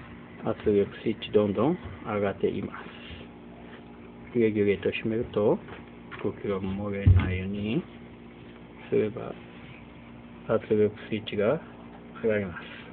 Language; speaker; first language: Japanese; non-native, fluent; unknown